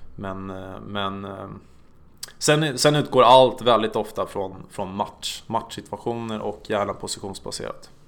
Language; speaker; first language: Swedish; native; Swedish